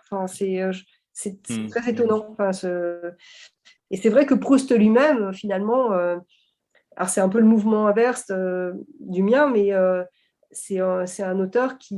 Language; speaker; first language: French; native; French